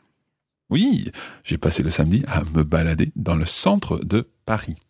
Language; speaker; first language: French; non-native, fluent; English